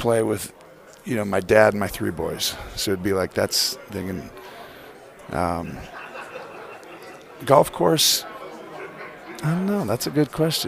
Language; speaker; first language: English; native; English